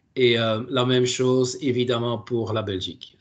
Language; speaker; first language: French; non-native, local second language; Dutch